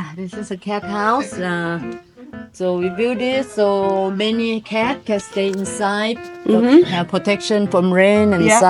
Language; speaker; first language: English; non-native, local second language; Thai